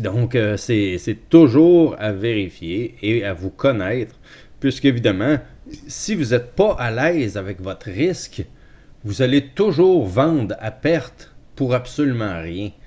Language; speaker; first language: French; native; French